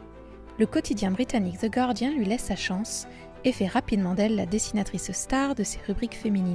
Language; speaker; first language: French; native; French